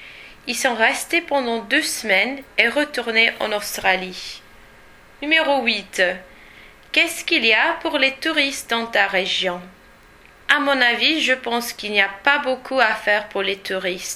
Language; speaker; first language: French; non-native, learner; English